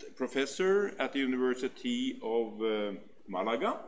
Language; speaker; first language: English; non-native, fluent; Norwegian